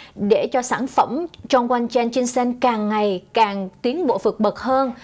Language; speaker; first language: Vietnamese; native; Vietnamese